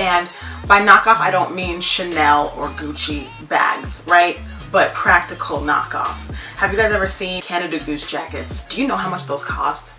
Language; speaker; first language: English; native; English